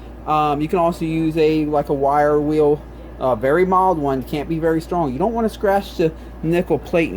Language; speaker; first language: English; native; English